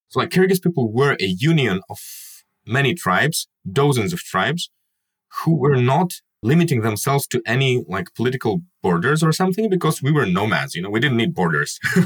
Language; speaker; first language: English; non-native, fluent; Kyrgyz